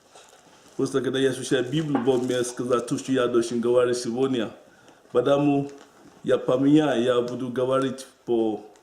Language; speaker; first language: Russian; non-native, learner; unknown